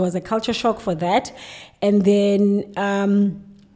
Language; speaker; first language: English; non-native, local second language; Xhosa